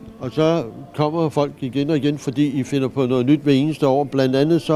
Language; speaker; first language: Danish; native; Danish